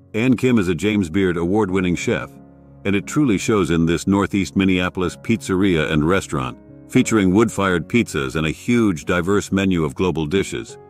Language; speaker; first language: English; native; English